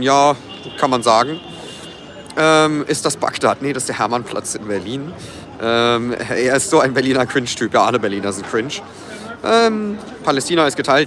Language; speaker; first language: German; native; German